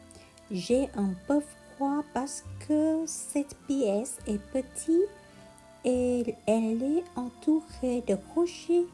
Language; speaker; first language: French; non-native, learner; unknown